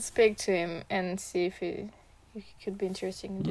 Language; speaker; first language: English; non-native, learner; French